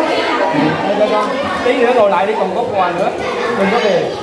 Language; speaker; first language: Vietnamese; native; Vietnamese